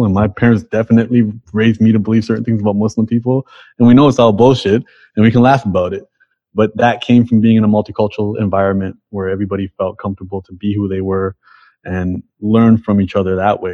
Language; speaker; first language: English; native; English